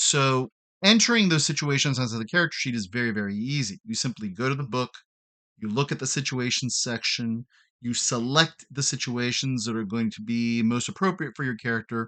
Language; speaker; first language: English; native; English